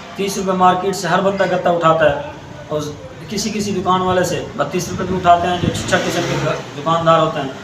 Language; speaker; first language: Urdu; non-native, local second language; Saraiki